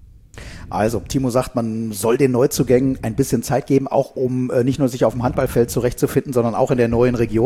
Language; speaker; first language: German; native; German